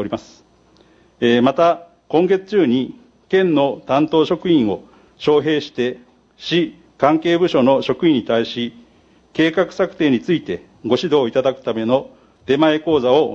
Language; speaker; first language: Japanese; native; Japanese